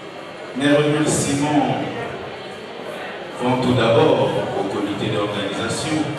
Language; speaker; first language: French; non-native, local second language; Lingala